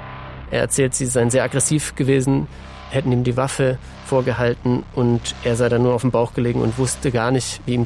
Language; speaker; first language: German; native; German